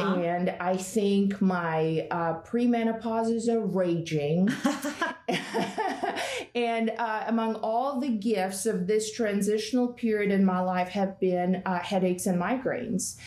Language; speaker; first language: English; non-native, fluent; Russian